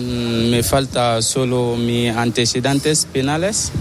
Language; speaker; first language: Spanish; non-native, learner; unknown